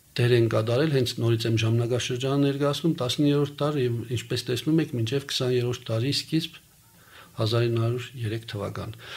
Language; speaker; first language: Armenian; native; Armenian